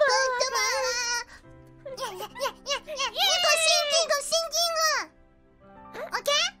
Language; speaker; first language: English; non-native, learner; Japanese